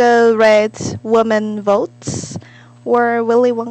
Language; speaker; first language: English; non-native, learner; Korean